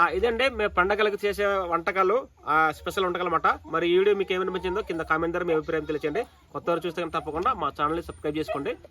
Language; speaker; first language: Telugu; non-native, local second language; Odia